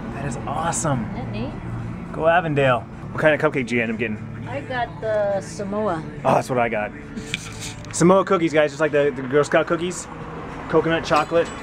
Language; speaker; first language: English; native; English